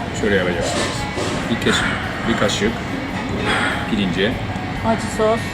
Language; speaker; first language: Turkish; non-native, fluent; Japanese